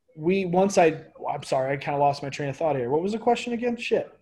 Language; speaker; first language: English; native; English